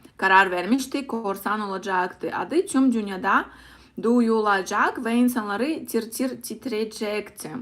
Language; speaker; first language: Turkish; non-native, learner; Russian